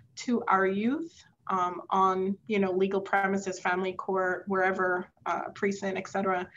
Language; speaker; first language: English; native; English